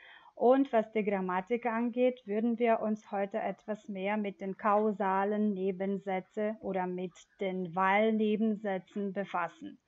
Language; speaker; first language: German; non-native, fluent; Macedonian